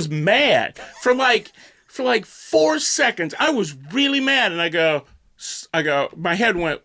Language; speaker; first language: English; native; English